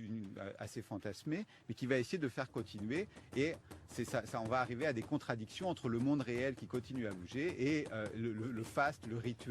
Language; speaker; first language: French; native; French